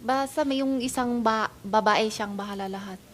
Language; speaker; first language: Filipino; non-native, fluent; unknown